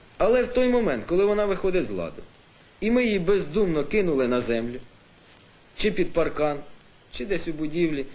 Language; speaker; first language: Ukrainian; native; Ukrainian